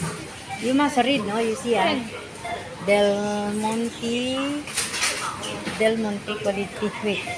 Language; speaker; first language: English; non-native, local second language; Filipino